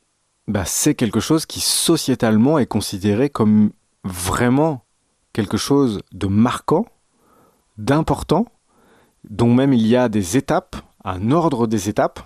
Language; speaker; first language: French; native; French